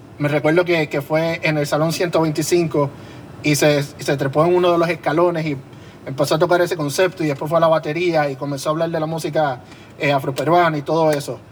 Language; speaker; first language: Spanish; native; Spanish